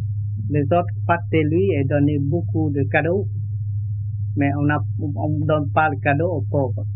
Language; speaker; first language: French; non-native, learner; Vietnamese